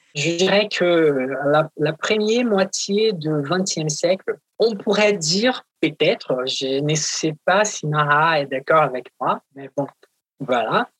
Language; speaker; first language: French; non-native, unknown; Portuguese